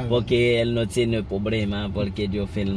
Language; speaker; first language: Spanish; non-native, learner; Haitian Creole